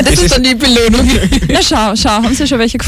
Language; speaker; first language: German; native; German